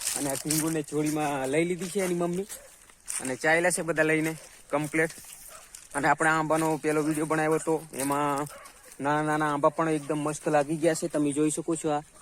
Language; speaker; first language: Gujarati; non-native, local second language; Rathawi